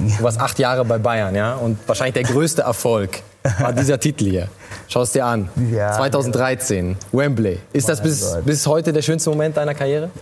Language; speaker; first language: German; native; German